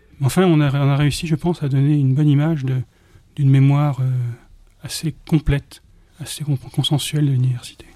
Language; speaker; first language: French; native; French